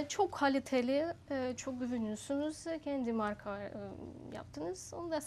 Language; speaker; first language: Turkish; non-native, learner; Russian